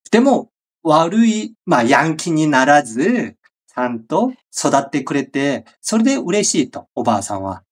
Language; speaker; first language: Japanese; non-native, fluent; Korean